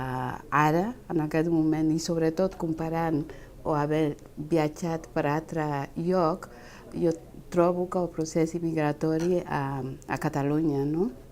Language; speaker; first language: Catalan; non-native, fluent; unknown